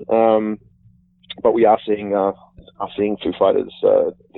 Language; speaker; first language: English; native; English